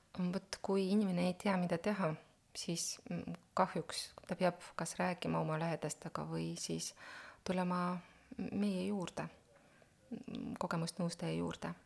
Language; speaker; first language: Estonian; non-native, local second language; Russian